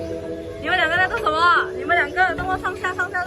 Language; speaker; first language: Chinese; native; Chinese